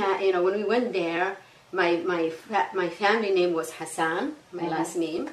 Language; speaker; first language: English; non-native, fluent; Somali